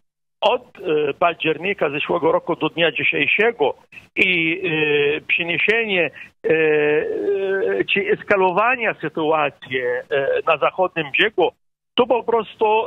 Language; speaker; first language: Polish; non-native, fluent; Arabic